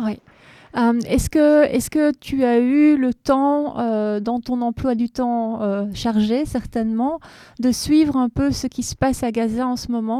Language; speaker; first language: French; non-native, learner; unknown